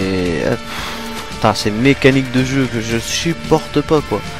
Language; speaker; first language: French; native; French